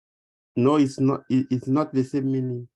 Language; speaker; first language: English; non-native, learner; French